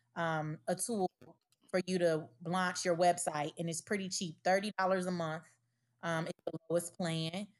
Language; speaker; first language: English; native; English